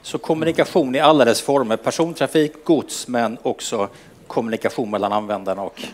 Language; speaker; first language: Swedish; native; Swedish